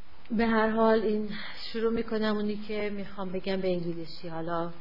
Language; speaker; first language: Persian; native; Persian